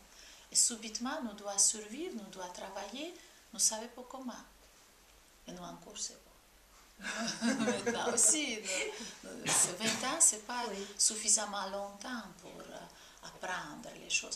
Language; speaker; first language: French; non-native, fluent; Georgian